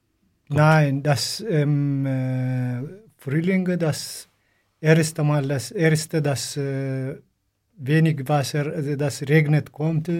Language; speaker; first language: German; non-native, learner; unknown